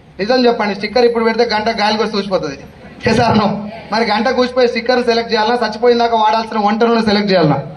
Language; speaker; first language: Telugu; native; Telugu